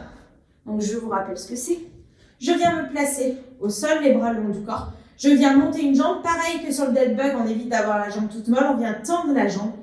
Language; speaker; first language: French; native; French